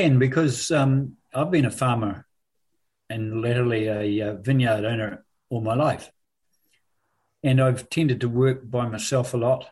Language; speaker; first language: English; native; English